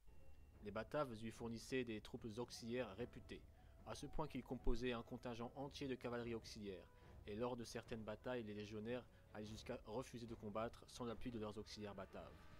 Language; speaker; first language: French; native; French